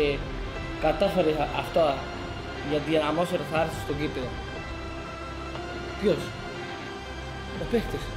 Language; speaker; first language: Greek; non-native, fluent; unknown